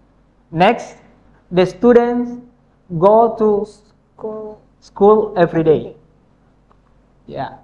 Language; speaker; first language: English; non-native, fluent; Indonesian